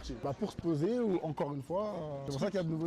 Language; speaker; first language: French; native; French